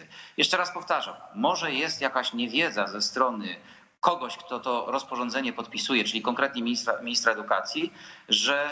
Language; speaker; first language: Polish; native; Polish